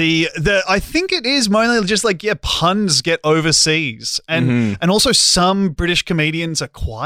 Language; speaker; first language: English; native; English